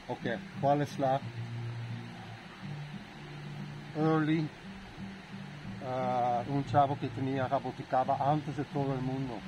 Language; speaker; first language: Spanish; non-native, fluent; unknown